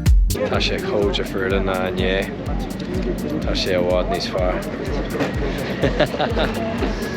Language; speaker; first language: Irish; non-native, local second language; English